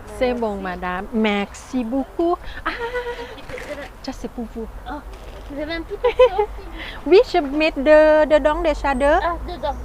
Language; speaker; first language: French; non-native, learner; Thai